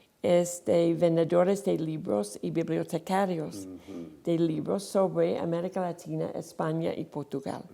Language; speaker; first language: Spanish; non-native, fluent; English